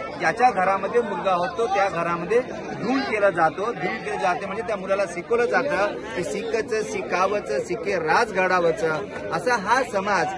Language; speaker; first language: Marathi; non-native, local second language; Lambadi